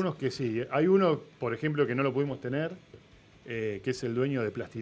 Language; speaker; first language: Spanish; native; Spanish